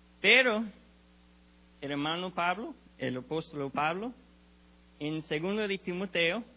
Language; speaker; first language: Spanish; non-native, learner; English